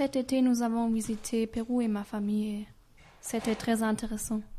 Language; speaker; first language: French; non-native, learner; German